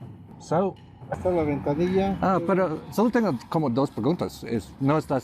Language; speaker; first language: Spanish; non-native, learner; English